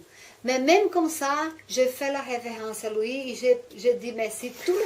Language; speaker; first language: French; non-native, learner; Portuguese